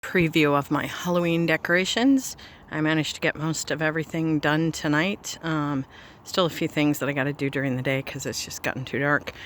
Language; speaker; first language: English; native; English